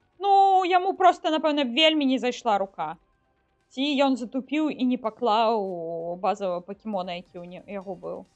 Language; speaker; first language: Belarusian; non-native, local second language; Russian